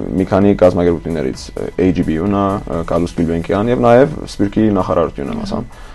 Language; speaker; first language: Armenian; early bilingual, heritage; Armenian